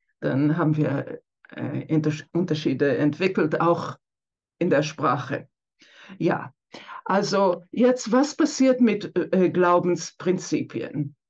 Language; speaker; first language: German; non-native, fluent; Hebrew